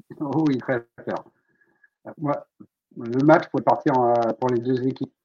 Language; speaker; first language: French; native; French